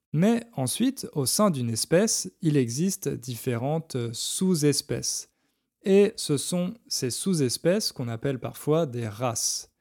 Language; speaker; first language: French; native; French